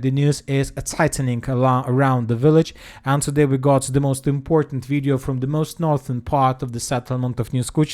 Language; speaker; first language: English; non-native, fluent; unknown